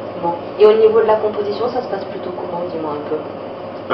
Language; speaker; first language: French; native; French